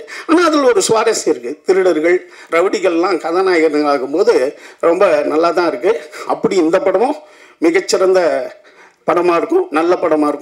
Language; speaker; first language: Tamil; native; Tamil